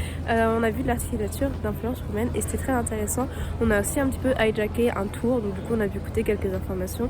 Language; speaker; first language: French; native; French